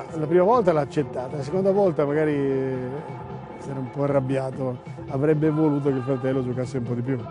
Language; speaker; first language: Italian; native; Italian